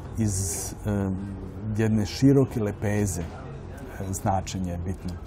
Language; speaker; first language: Serbian; native; Serbian